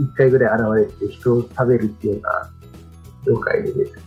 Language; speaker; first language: Japanese; native; Japanese